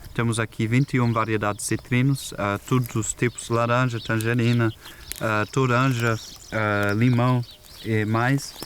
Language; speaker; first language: Portuguese; non-native, fluent; German